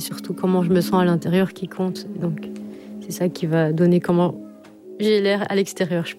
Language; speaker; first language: French; native; French